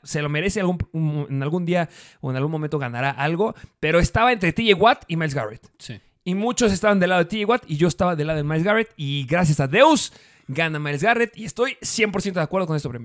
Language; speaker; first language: Spanish; native; Spanish